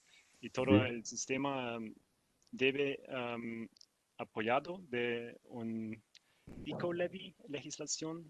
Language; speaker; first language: Spanish; non-native, learner; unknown